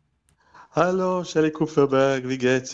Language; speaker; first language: German; non-native, fluent; Hebrew